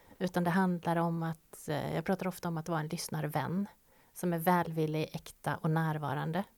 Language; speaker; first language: Swedish; native; Swedish